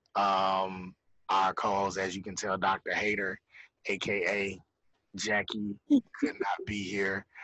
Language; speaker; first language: English; native; English